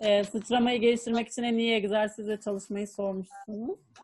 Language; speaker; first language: Turkish; native; Turkish